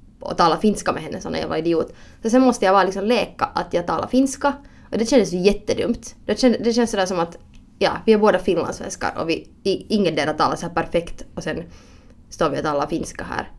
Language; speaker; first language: Swedish; native; Swedish